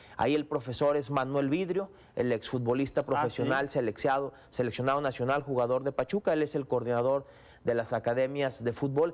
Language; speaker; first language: Spanish; native; Spanish